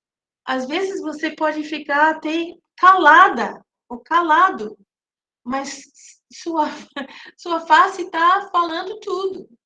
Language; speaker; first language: Portuguese; non-native, fluent; English